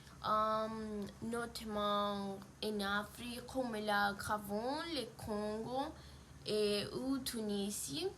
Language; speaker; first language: French; non-native, learner; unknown